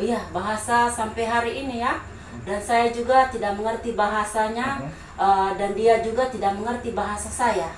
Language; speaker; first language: Indonesian; non-native, local second language; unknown